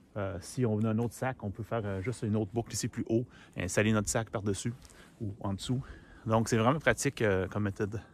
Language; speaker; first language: French; native; French